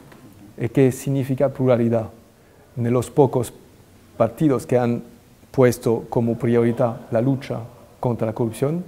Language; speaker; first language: Spanish; non-native, fluent; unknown